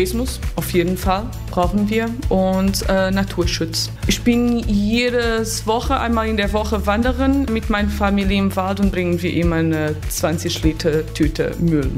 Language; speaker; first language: German; non-native, fluent; Portuguese